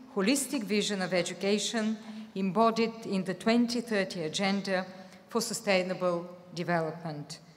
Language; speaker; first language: English; non-native, fluent; Bulgarian